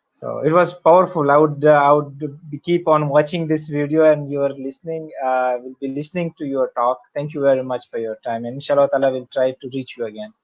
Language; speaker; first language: English; non-native, local second language; Urdu